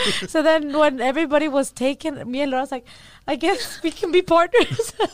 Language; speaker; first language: English; early bilingual, other home language; Spanish